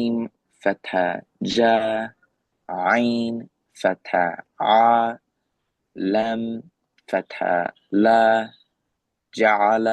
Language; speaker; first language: Arabic; non-native, learner; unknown